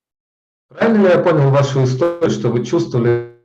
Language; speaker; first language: Russian; native; Russian